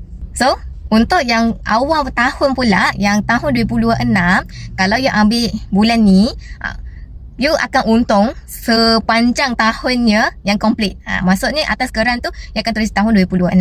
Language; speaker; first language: Malay; native; Malay